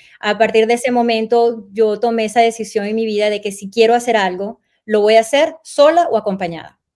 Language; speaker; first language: Spanish; native; Spanish